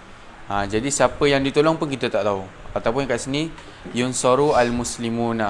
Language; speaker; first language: Malay; native; Malay